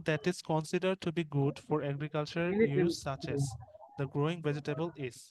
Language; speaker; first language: English; non-native, fluent; Bangla